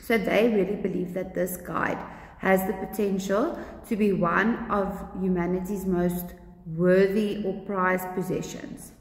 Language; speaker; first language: English; non-native, local second language; Afrikaans